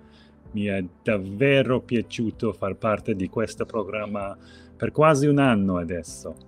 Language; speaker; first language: Italian; non-native, fluent; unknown